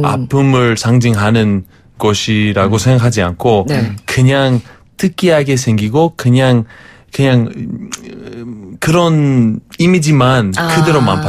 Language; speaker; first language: Korean; non-native, fluent; Greek